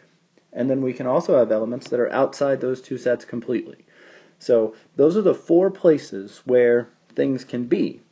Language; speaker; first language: English; native; English